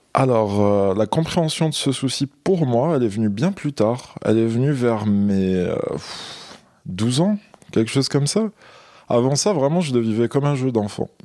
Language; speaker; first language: French; non-native, local second language; Kabyle